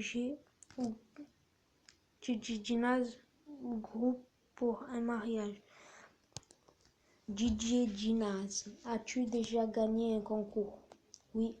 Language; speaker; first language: French; native; French